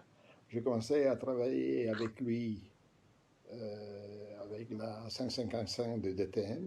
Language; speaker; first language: French; non-native, fluent; Italian